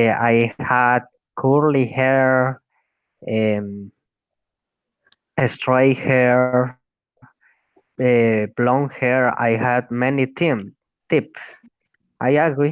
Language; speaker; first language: English; non-native, learner; Spanish